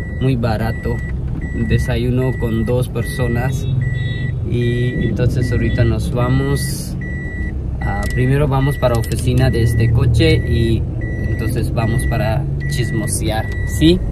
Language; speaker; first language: Spanish; non-native, learner; Urdu